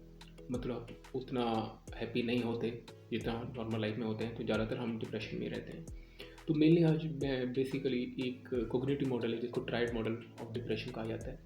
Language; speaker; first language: Hindi; non-native, local second language; Punjabi